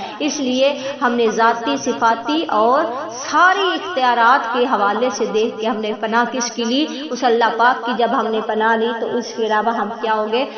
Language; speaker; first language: Urdu; non-native, local second language; Punjabi